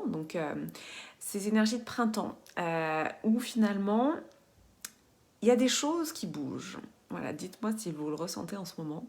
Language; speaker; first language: French; native; French